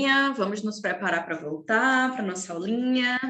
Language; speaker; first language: Portuguese; native; Portuguese